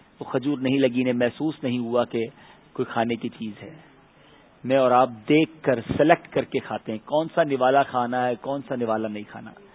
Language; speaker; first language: Urdu; native; Urdu